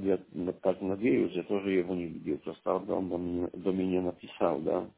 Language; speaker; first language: Russian; non-native, learner; Polish